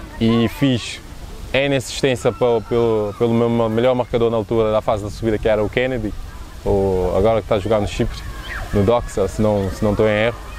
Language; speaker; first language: Portuguese; non-native, local second language; Kabuverdianu